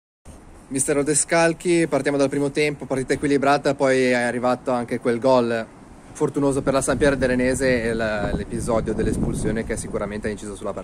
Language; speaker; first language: Italian; native; Italian